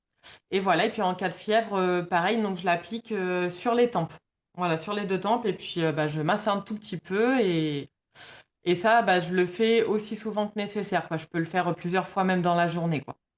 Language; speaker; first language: French; native; French